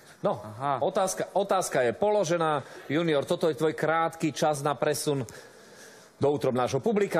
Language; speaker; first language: Slovak; native; Slovak